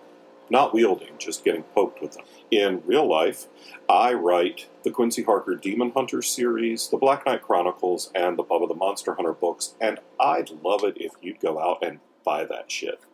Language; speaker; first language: English; native; English